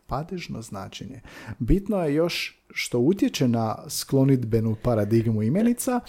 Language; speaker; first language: Croatian; native; Croatian